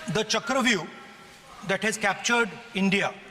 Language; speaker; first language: English; non-native, local second language; Hindi